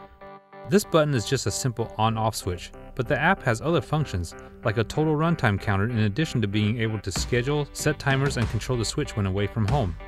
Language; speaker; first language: English; native; English